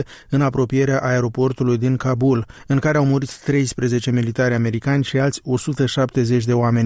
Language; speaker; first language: Romanian; native; Romanian